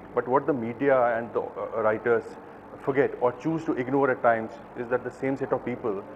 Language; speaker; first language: English; non-native, local second language; Kashmiri